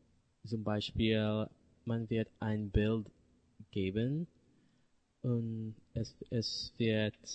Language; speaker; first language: German; non-native, learner; English